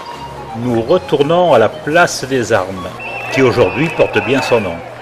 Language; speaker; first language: French; native; French